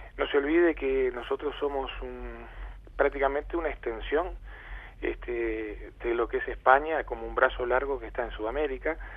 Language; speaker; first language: Spanish; native; Spanish